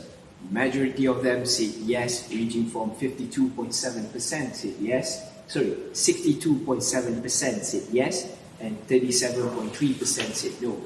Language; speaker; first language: English; non-native, learner; Malay